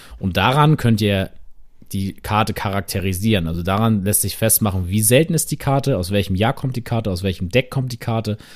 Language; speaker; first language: German; native; German